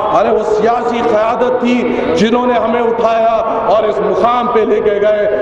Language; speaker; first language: Urdu; native; Urdu